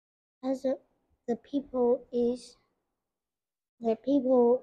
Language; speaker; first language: English; non-native, learner; Vietnamese